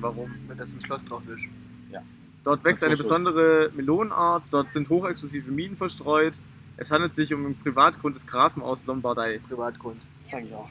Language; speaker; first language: German; native; German